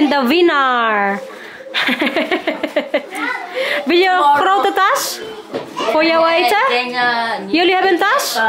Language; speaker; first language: Dutch; non-native, learner; Filipino